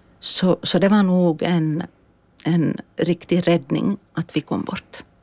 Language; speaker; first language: Swedish; native; Swedish